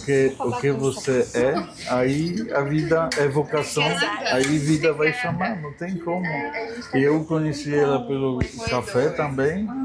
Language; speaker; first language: Portuguese; non-native, learner; Polish